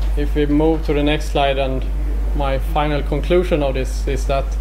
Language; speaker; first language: English; non-native, fluent; Swedish